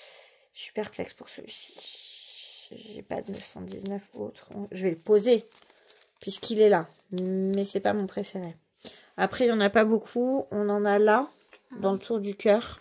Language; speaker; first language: French; native; French